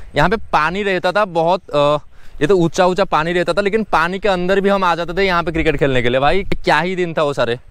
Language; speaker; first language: Hindi; non-native, local second language; Odia